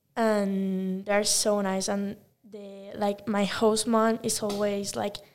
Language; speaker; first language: English; non-native, learner; Spanish